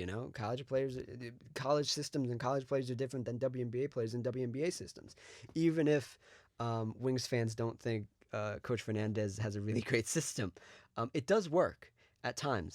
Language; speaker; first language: English; native; English